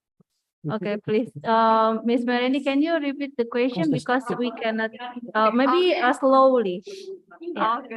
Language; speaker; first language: English; non-native, fluent; Indonesian